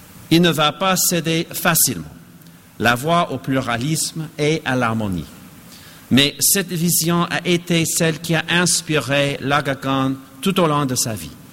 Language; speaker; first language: French; non-native, fluent; English